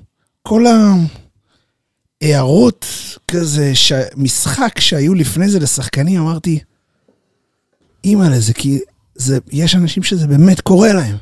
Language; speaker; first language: Hebrew; native; Hebrew